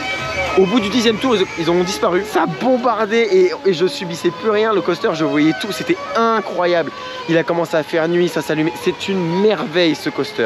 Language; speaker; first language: French; native; French